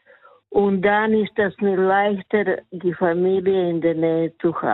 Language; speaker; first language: German; non-native, learner; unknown